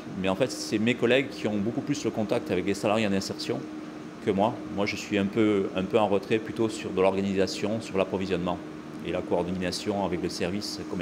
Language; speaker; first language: French; native; French